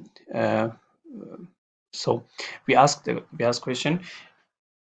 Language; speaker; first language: English; non-native, fluent; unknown